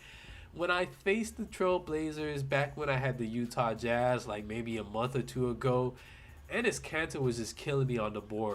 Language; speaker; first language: English; native; English